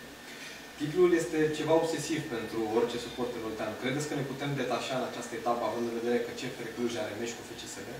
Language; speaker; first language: Romanian; native; Romanian